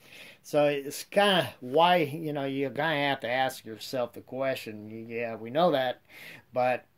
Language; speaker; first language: English; native; English